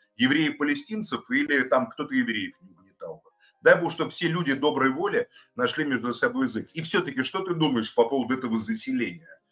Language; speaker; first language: Russian; native; Russian